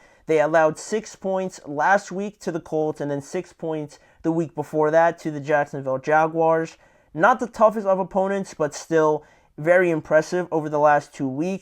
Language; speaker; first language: English; native; English